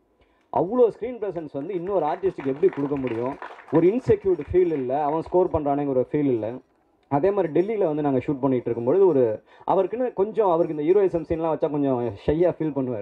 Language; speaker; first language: Tamil; native; Tamil